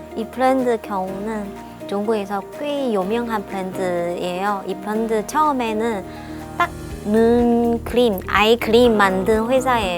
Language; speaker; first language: Korean; non-native, fluent; Chinese